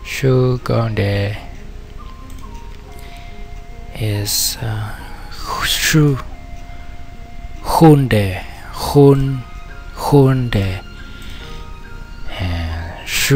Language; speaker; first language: Swedish; non-native, learner; Vietnamese